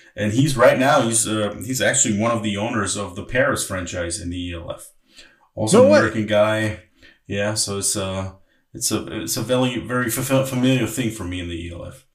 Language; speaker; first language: English; non-native, fluent; German